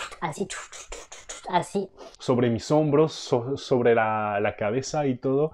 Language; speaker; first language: Spanish; non-native, fluent; French